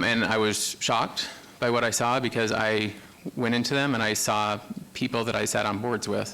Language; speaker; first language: English; native; English